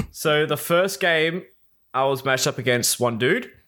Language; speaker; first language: English; native; English